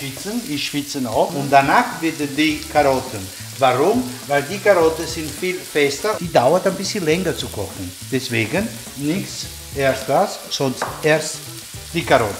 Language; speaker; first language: German; non-native, fluent; Italian